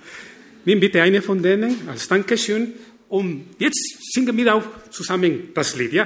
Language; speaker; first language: German; non-native, fluent; Spanish